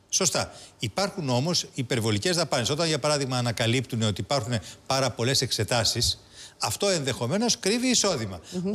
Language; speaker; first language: Greek; native; Greek